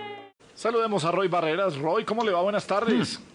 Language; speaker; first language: Spanish; native; Spanish